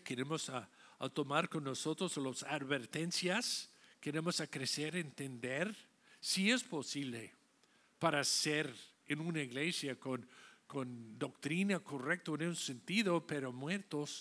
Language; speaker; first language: Spanish; non-native, fluent; English